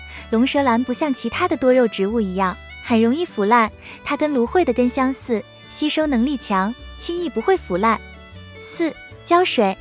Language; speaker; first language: Chinese; native; Chinese